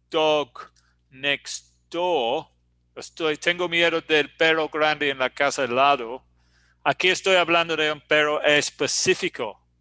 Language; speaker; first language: Spanish; non-native, fluent; English